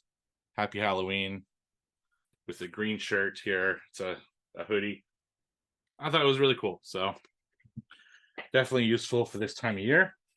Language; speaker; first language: English; native; English